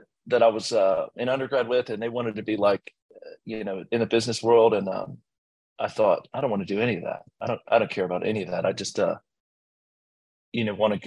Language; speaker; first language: English; native; English